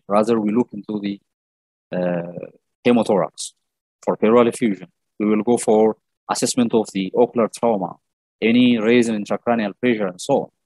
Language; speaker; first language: English; non-native, local second language; Amharic